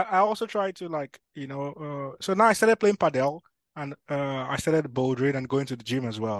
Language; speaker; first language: English; non-native, local second language; Yoruba